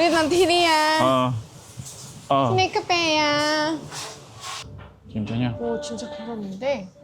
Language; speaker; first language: Korean; non-native, learner; Vietnamese